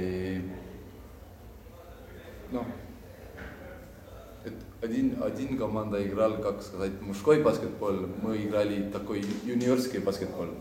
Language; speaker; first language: Russian; non-native, learner; Lithuanian